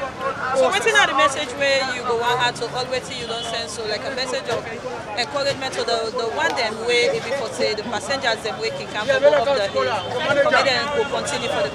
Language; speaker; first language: English; non-native, local second language; Krio